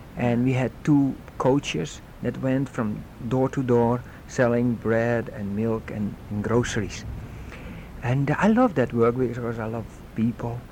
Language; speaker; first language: English; non-native, fluent; Dutch